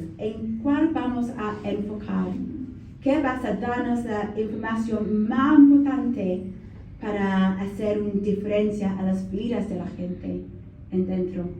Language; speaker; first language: Spanish; non-native, learner; English